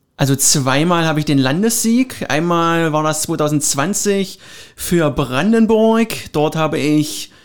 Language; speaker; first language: German; native; German